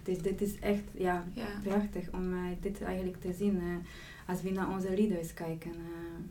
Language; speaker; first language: Dutch; non-native, fluent; Polish